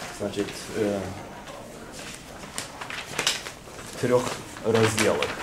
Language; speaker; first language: Russian; non-native, fluent; Norwegian